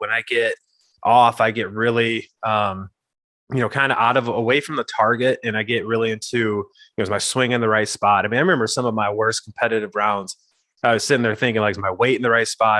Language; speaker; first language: English; native; English